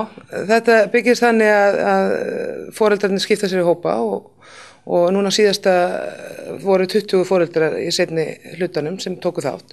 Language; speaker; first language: Icelandic; native; Icelandic